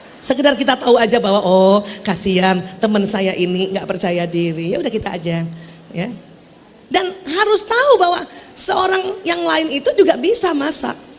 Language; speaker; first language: Indonesian; native; Indonesian